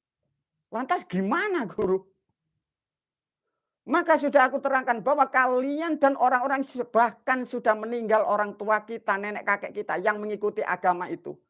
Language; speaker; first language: Indonesian; non-native, local second language; Javanese